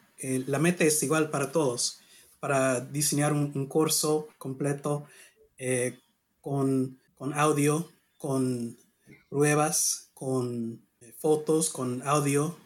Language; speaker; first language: Spanish; non-native, learner; English